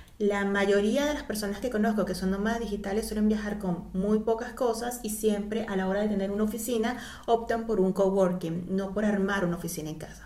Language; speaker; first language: Spanish; native; Spanish